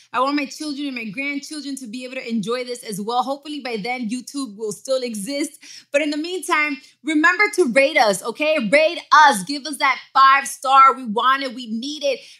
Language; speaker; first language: English; early bilingual, other home language; Spanish